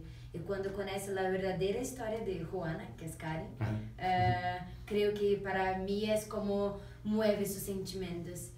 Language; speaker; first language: Portuguese; non-native, learner; Spanish